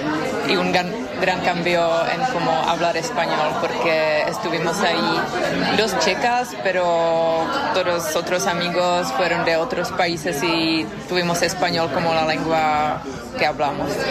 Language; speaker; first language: Spanish; non-native, fluent; Czech